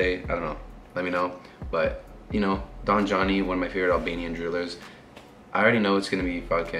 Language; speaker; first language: English; native; English